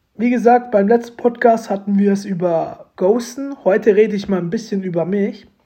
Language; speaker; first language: German; early bilingual, other home language; Romanian